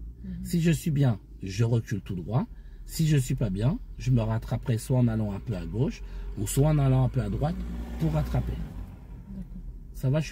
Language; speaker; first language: French; native; French